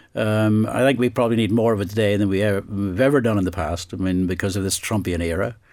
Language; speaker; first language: English; native; English